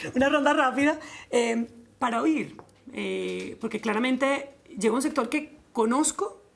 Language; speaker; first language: Spanish; native; Spanish